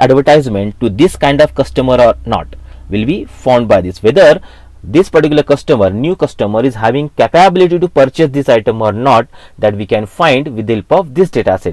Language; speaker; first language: English; non-native, local second language; Marathi